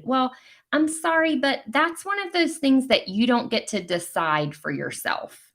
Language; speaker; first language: English; native; English